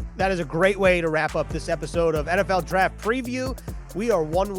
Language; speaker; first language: English; native; English